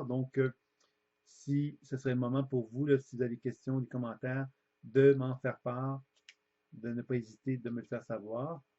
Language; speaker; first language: French; native; French